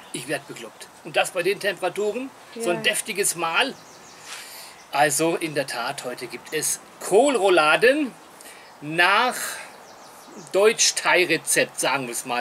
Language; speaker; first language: German; native; German